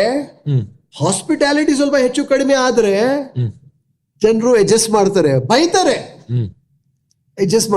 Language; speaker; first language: Kannada; non-native, local second language; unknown